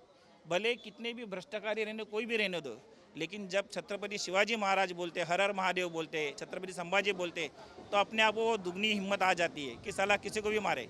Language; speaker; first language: Hindi; native; Hindi